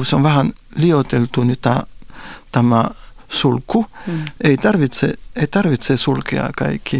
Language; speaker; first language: Finnish; non-native, fluent; French